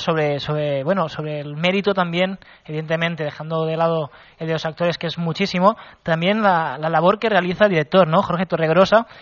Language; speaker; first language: Spanish; non-native, local second language; Catalan